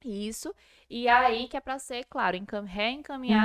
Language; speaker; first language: Portuguese; native; Portuguese